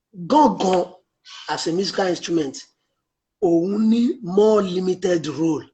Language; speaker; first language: English; non-native, local second language; Yoruba